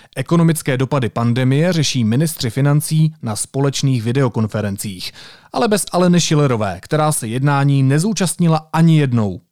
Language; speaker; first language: Czech; native; Czech